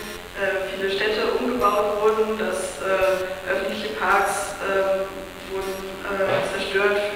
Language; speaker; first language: German; native; German